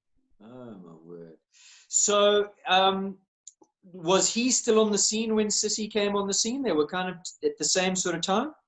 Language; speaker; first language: English; native; English